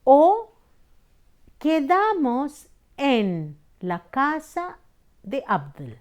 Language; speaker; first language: Spanish; non-native, fluent; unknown